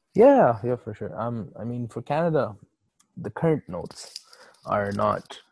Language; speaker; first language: English; non-native, local second language; Urdu